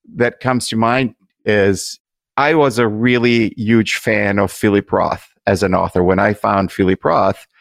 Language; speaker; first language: English; non-native, fluent; Italian